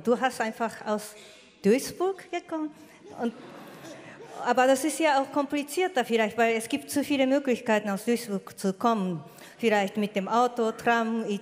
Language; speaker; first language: German; non-native, fluent; Japanese